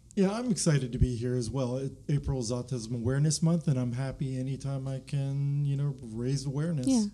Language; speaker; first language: English; native; English